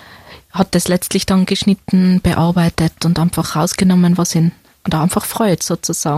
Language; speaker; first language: German; native; German